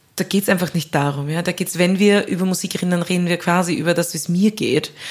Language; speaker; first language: German; native; German